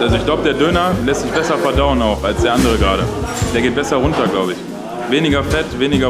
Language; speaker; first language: German; native; German